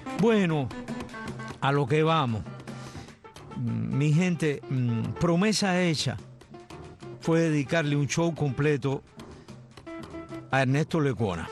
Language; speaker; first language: Spanish; native; Spanish